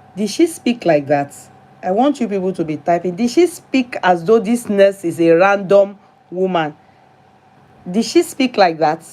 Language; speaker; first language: English; non-native, local second language; Yoruba